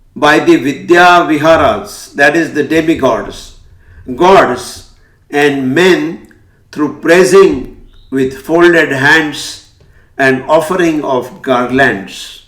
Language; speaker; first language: English; non-native, local second language; Hindi